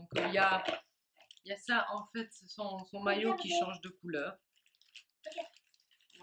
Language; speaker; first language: French; native; French